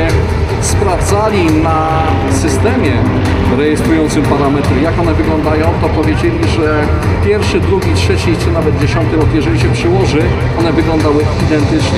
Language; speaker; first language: Polish; native; Polish